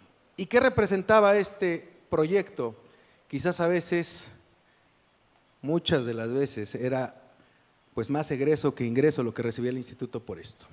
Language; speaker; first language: Spanish; native; Spanish